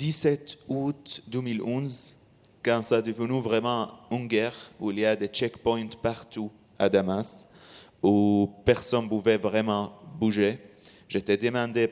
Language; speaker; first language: French; non-native, learner; Arabic